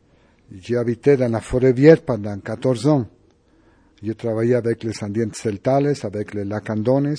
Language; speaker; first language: French; non-native, learner; Spanish